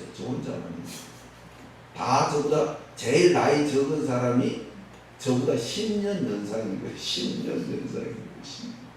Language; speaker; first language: Korean; native; Korean